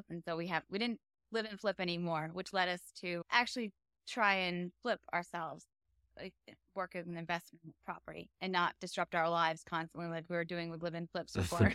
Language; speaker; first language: English; native; English